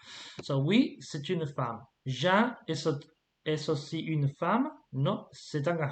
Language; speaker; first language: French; non-native, fluent; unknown